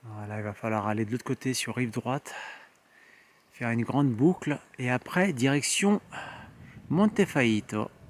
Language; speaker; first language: French; native; French